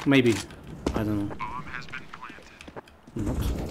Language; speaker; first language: English; non-native, learner; Russian